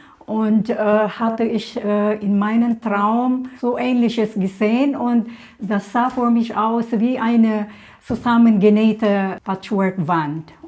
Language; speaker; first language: German; non-native, fluent; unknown